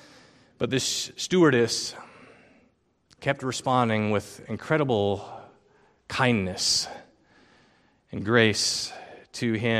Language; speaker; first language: English; native; English